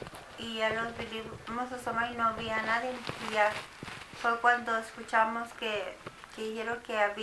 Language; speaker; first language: Spanish; native; Spanish